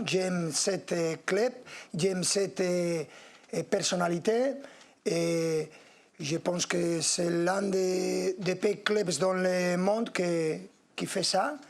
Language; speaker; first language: French; non-native, fluent; Spanish